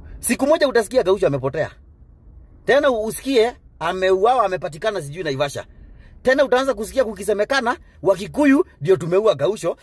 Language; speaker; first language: Swahili; native; Swahili